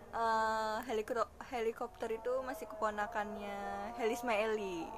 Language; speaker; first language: Indonesian; native; Indonesian